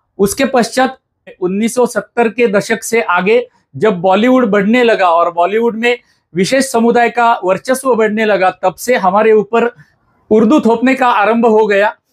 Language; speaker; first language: Hindi; non-native, local second language; Marathi